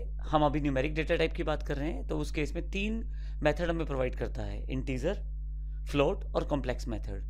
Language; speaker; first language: Hindi; native; Hindi